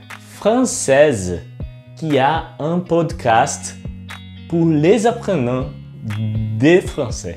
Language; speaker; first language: French; non-native, learner; Portuguese